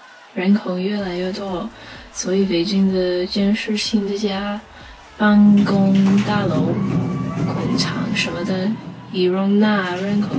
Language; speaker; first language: Chinese; non-native, learner; English